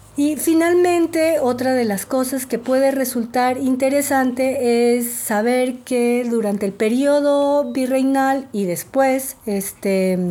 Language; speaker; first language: Spanish; native; Spanish